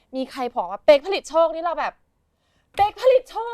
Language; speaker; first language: Thai; non-native, fluent; English